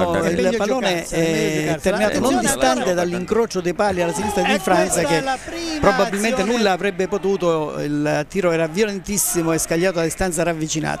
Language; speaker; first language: Italian; native; Italian